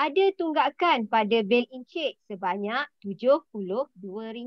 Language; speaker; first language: Malay; native; Malay